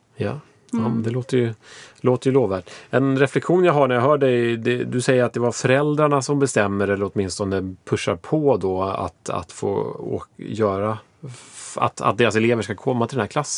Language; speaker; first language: Swedish; native; Swedish